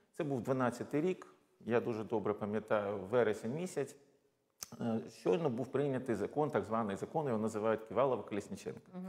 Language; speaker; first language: Ukrainian; non-native, local second language; Russian